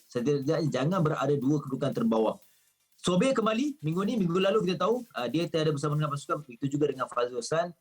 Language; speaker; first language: Malay; native; Malay